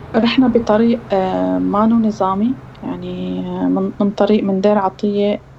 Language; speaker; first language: Arabic; native; Arabic